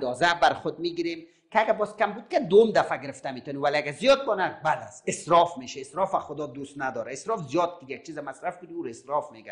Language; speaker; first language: Persian; native; Persian